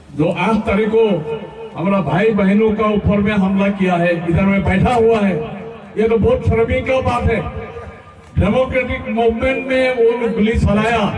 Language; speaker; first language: Hindi; non-native, local second language; Assamese